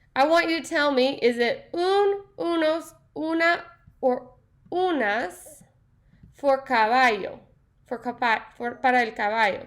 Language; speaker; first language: Spanish; non-native, learner; English